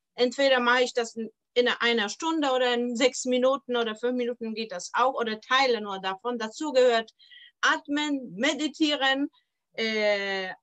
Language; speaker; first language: German; non-native, fluent; Polish